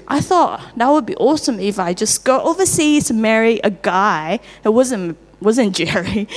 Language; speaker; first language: English; non-native, fluent; Chinese